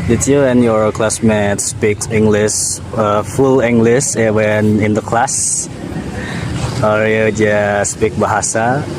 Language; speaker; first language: English; non-native, learner; Indonesian